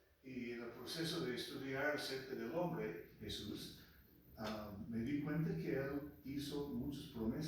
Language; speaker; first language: Spanish; non-native, local second language; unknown